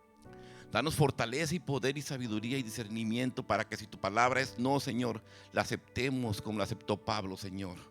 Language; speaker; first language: Spanish; native; Spanish